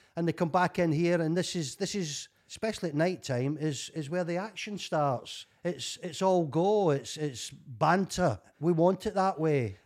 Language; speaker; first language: English; native; English